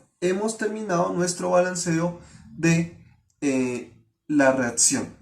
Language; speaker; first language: Spanish; native; Spanish